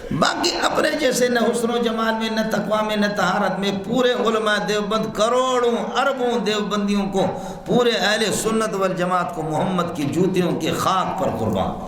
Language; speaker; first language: Urdu; non-native, local second language; Brahui